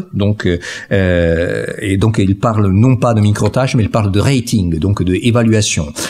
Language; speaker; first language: French; non-native, fluent; Italian